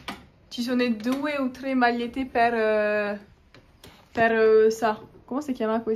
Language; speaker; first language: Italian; non-native, learner; French